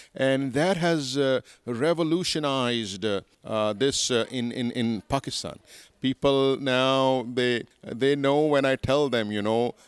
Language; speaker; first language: English; non-native, local second language; Urdu